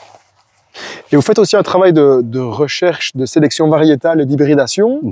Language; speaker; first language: French; native; French